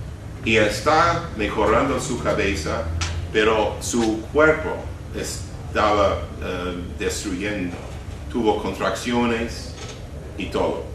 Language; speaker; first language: Spanish; non-native, fluent; English